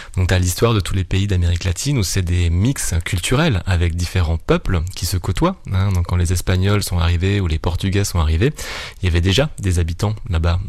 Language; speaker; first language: French; native; French